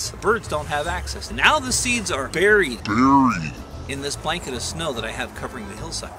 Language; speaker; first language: English; native; English